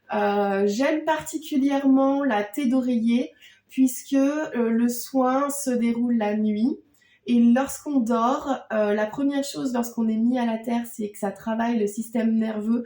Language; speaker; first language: French; native; French